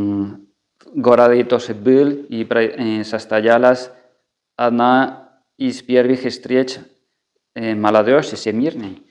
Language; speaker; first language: Russian; non-native, fluent; Spanish